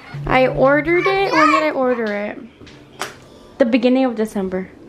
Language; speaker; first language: English; early bilingual, other home language; Spanish